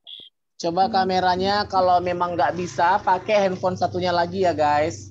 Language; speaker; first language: Indonesian; native; Indonesian